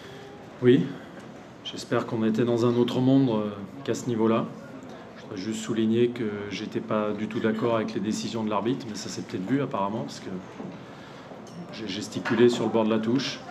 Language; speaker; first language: French; native; French